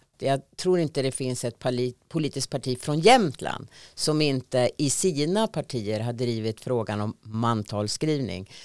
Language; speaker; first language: Swedish; native; Swedish